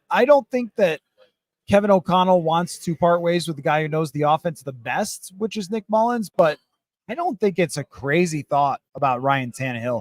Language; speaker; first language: English; native; English